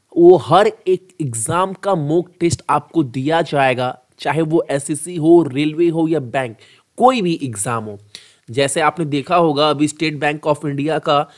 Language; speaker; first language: Hindi; native; Hindi